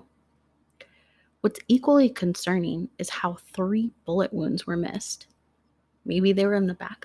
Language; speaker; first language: English; native; English